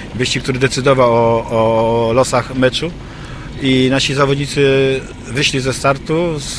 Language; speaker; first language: Polish; native; Polish